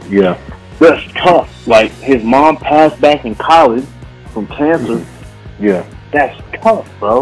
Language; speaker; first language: English; native; English